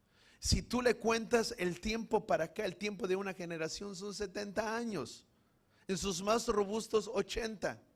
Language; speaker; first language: Spanish; native; Spanish